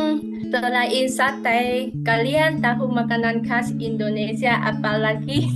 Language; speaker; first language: Indonesian; non-native, fluent; Vietnamese